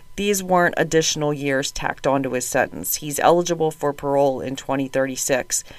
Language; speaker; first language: English; native; English